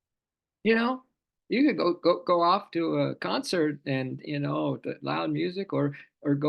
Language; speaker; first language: English; native; English